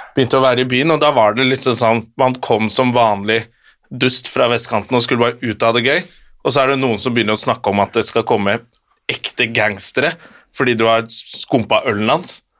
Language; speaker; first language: Norwegian; native; Norwegian